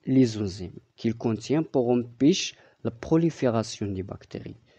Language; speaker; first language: French; non-native, local second language; Arabic